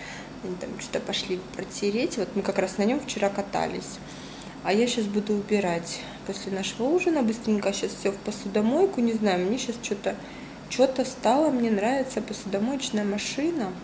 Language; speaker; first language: Russian; native; Russian